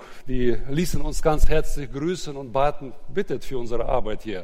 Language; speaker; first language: German; native; German